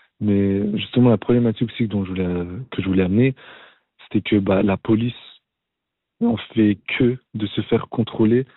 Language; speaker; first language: French; native; French